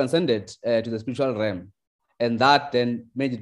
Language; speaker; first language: English; non-native, local second language; Xhosa